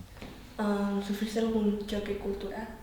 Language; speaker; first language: Spanish; early bilingual, other home language; Polish